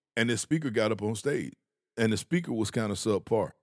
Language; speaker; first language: English; native; English